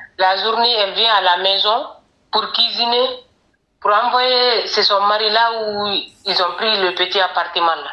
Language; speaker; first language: French; non-native, local second language; Fula